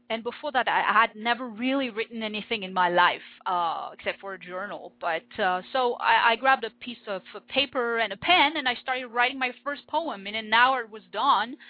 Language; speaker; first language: English; non-native, fluent; French